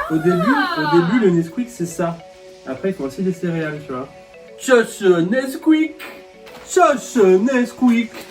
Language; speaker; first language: French; native; French